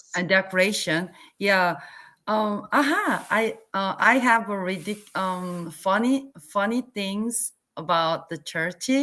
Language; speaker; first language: English; non-native, learner; Korean